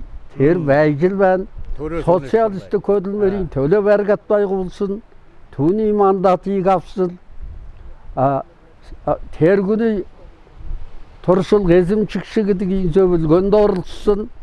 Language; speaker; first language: Mongolian; non-native, local second language; Kazakh